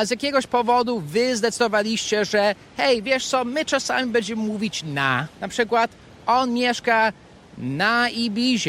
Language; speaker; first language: Polish; early bilingual, heritage; Polish